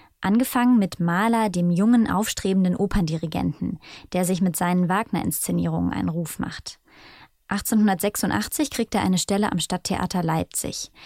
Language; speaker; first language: German; native; German